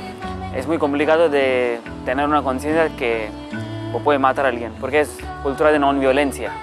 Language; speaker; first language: Spanish; non-native, learner; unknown